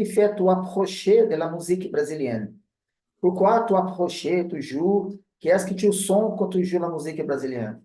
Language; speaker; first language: French; non-native, learner; Portuguese